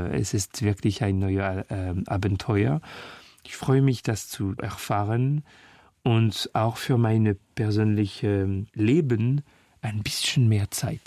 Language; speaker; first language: German; non-native, fluent; French